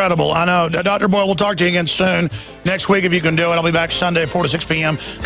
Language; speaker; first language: English; native; English